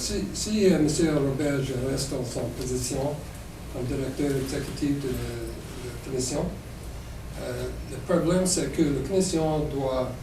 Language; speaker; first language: French; non-native, local second language; English